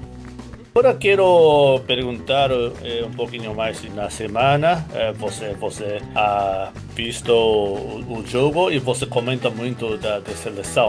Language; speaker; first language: Portuguese; non-native, learner; Japanese